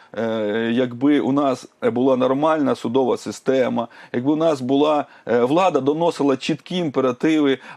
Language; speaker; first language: Ukrainian; native; Ukrainian